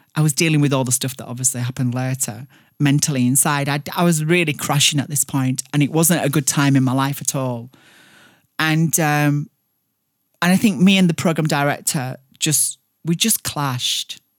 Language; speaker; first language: English; native; English